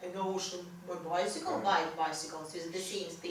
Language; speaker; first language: English; non-native, fluent; Russian